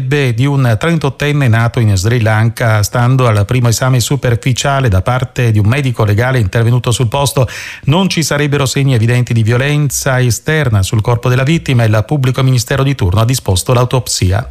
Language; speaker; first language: Italian; native; Italian